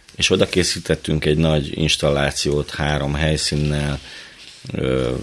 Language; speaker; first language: Hungarian; native; Hungarian